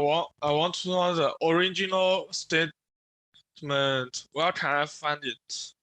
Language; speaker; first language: English; non-native, learner; Chinese